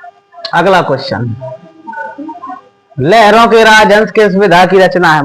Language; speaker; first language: Hindi; native; Hindi